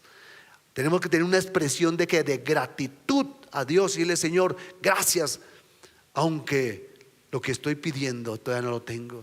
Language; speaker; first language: Spanish; native; Spanish